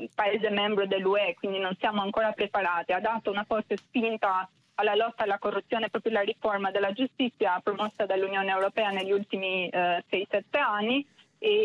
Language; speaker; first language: Italian; non-native, fluent; Albanian